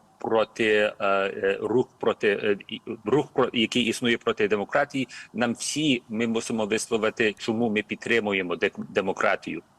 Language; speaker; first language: Ukrainian; early bilingual, heritage; Ukrainian